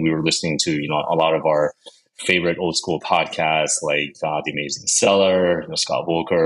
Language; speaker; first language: English; native; English